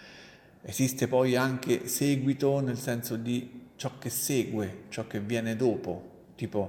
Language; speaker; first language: Italian; native; Italian